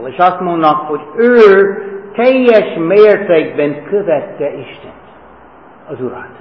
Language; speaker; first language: Hungarian; non-native, fluent; English